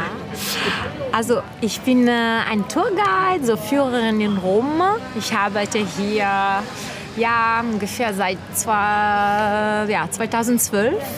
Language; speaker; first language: German; non-native, fluent; Italian